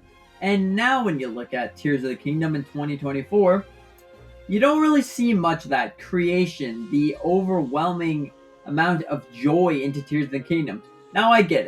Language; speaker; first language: English; native; English